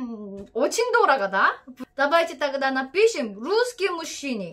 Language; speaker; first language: Russian; non-native, learner; Korean